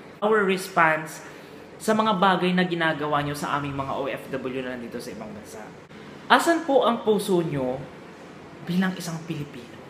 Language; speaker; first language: Filipino; native; Filipino